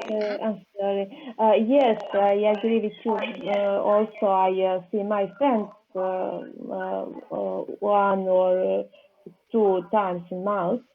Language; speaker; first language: English; non-native, learner; Serbian